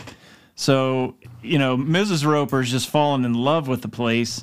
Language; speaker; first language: English; native; English